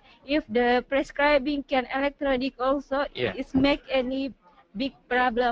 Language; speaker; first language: English; non-native, learner; Indonesian